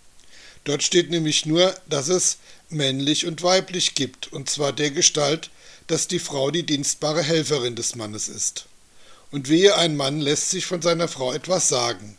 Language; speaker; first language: German; native; German